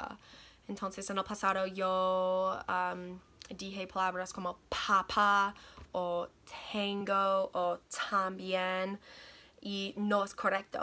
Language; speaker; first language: Spanish; non-native, learner; English